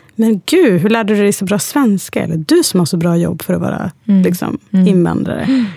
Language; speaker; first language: Swedish; early bilingual, other home language; Arabic